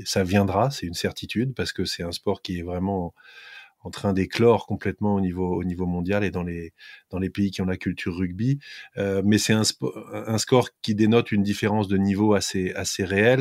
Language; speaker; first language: French; native; French